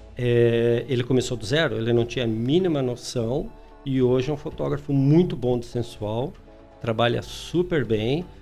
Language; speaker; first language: Portuguese; early bilingual, other home language; Spanish